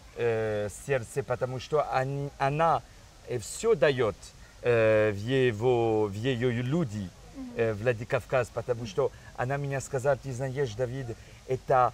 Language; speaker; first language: Russian; non-native, learner; French